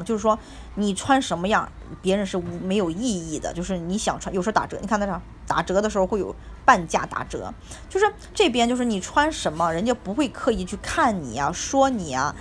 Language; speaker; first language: Chinese; native; Chinese